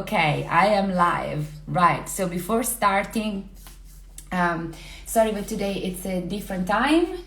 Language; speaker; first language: English; non-native, fluent; Italian